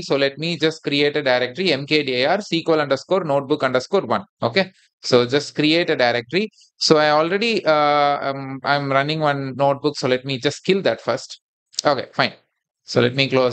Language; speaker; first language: English; non-native, local second language; Tamil